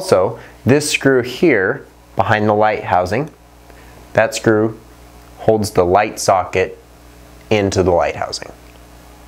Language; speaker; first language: English; native; English